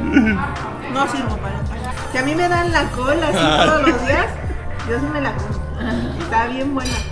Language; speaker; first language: Spanish; native; Spanish